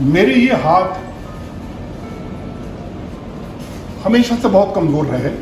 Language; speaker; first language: Hindi; native; Hindi